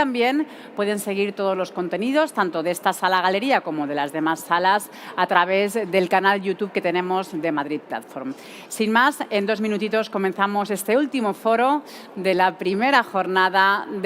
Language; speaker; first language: Spanish; native; Spanish